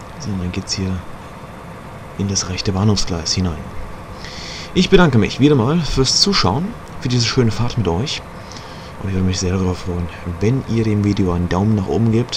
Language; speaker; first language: German; native; German